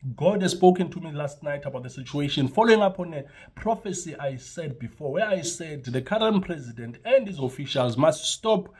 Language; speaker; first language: English; non-native, local second language; Xhosa